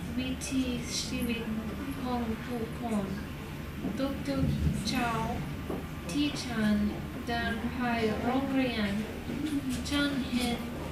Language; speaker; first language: Thai; non-native, learner; English